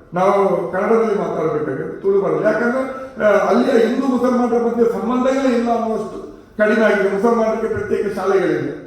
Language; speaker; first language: Kannada; non-native, local second language; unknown